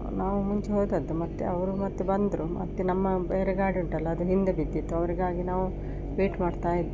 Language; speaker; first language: Kannada; non-native, local second language; Tulu